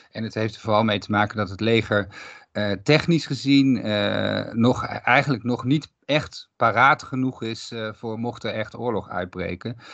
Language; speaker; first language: Dutch; native; Dutch